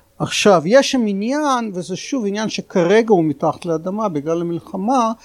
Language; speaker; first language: Hebrew; non-native, fluent; Russian